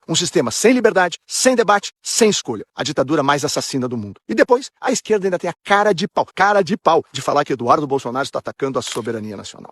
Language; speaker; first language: Portuguese; native; Portuguese